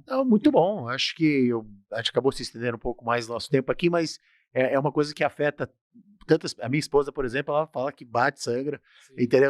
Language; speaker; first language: Portuguese; native; Portuguese